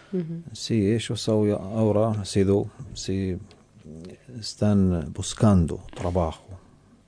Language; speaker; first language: Spanish; non-native, learner; Arabic